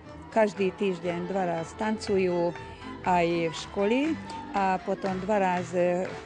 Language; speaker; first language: Slovak; non-native, local second language; Hungarian